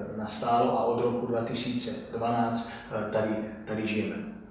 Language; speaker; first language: Czech; non-native, fluent; Italian